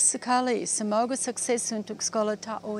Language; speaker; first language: Indonesian; non-native, learner; English